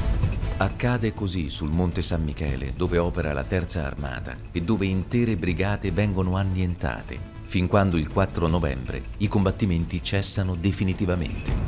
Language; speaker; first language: Italian; native; Italian